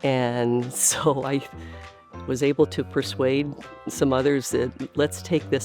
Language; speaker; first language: English; native; English